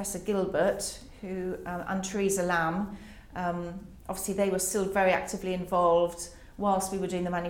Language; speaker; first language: English; native; English